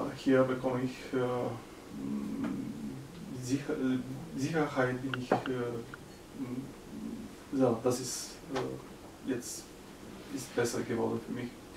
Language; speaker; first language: German; non-native, learner; Bulgarian